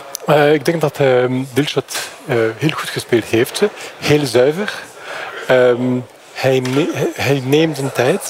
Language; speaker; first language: Dutch; non-native, fluent; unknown